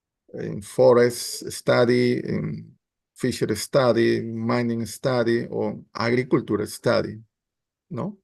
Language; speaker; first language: English; non-native, learner; Spanish